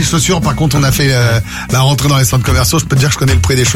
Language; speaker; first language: French; native; French